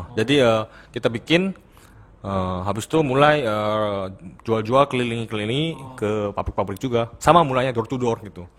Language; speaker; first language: Indonesian; early bilingual, other home language; Korean